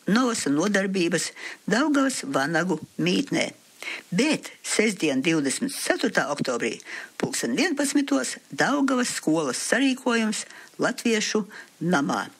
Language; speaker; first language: Latvian; early bilingual, heritage; Latvian